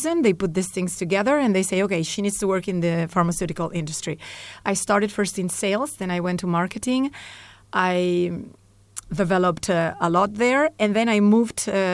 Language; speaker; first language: English; non-native, fluent; Spanish